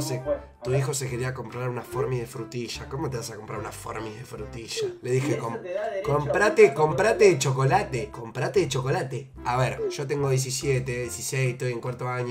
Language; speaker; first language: Spanish; native; Spanish